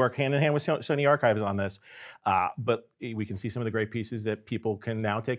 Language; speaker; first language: English; native; English